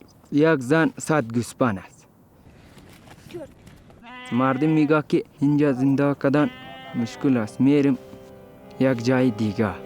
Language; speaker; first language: Persian; non-native, local second language; Kyrgyz